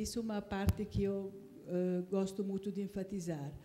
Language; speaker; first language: Portuguese; non-native, fluent; Italian